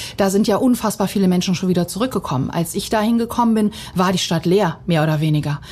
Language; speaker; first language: German; early bilingual, other home language; Bosnian